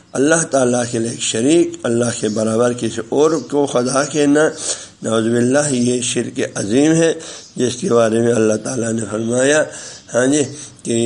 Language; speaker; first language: Urdu; non-native, local second language; Balti